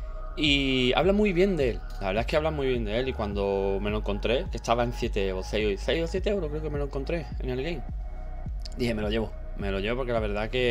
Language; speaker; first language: Spanish; native; Spanish